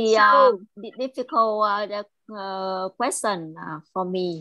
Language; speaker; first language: English; non-native, learner; Vietnamese